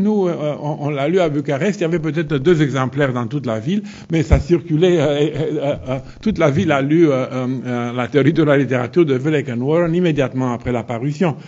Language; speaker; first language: French; non-native, fluent; Romanian